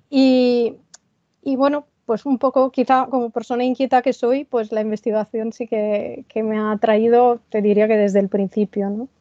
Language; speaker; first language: Spanish; non-native, fluent; Italian